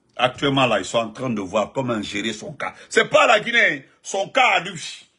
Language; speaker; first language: French; non-native, local second language; Fula